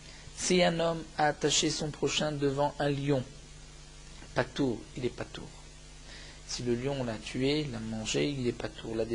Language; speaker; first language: French; native; French